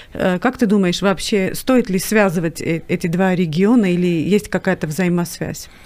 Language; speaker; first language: Russian; non-native, local second language; Armenian